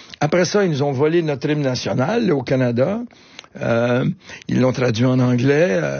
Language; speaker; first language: French; native; French